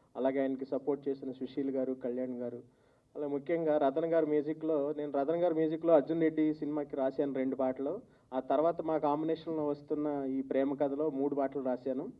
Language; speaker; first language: Telugu; native; Telugu